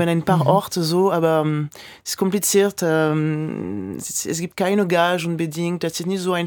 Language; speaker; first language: German; non-native, fluent; French